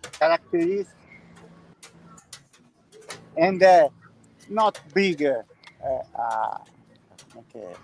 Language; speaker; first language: English; non-native, learner; Portuguese